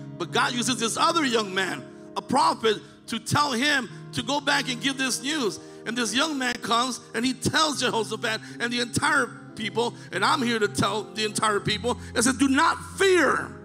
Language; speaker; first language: English; native; English